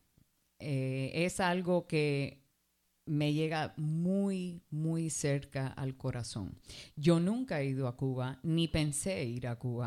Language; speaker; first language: English; early bilingual, other home language; Spanish